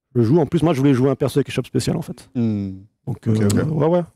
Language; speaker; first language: French; native; French